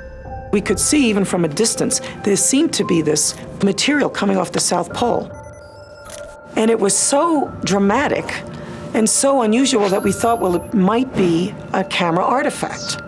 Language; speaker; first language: English; native; English